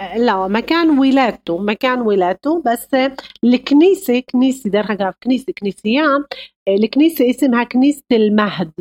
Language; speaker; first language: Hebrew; non-native, local second language; Arabic